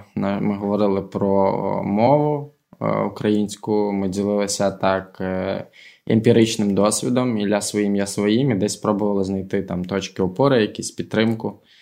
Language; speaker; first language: Ukrainian; non-native, local second language; Russian